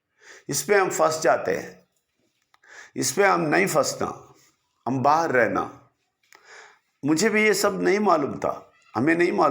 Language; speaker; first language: Hindi; non-native, local second language; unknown